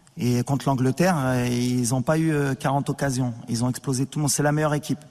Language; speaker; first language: French; early bilingual, other home language; Arabic